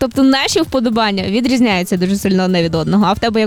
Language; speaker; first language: Ukrainian; native; Ukrainian